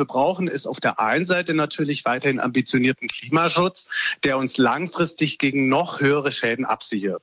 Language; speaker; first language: German; native; German